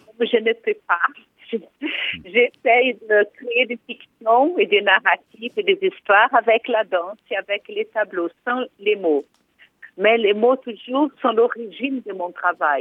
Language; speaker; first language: French; non-native, fluent; Portuguese